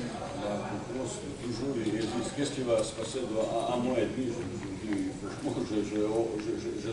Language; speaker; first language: French; non-native, fluent; Bosnian